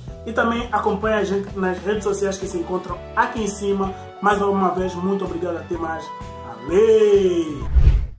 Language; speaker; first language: Portuguese; native; Portuguese